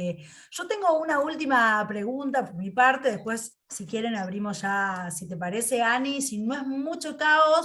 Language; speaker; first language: Spanish; native; Spanish